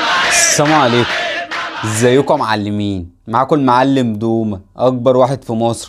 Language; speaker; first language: Arabic; native; Arabic